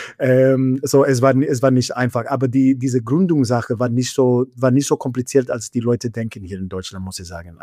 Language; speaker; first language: German; non-native, fluent; English